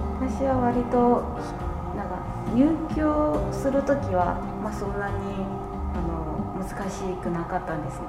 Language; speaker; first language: Japanese; non-native, fluent; Chinese